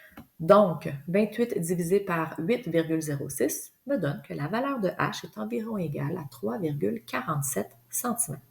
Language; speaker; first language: French; native; French